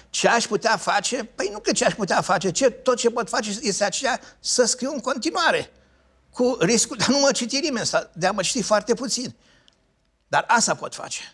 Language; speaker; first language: Romanian; native; Romanian